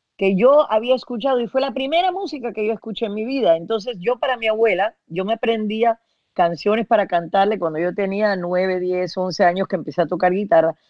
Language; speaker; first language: Spanish; early bilingual, heritage; Spanish